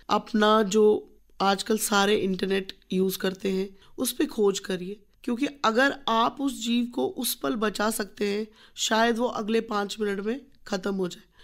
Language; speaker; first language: Hindi; native; Hindi